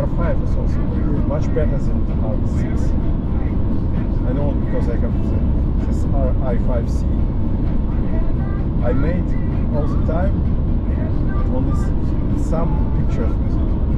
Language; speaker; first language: English; non-native, learner; German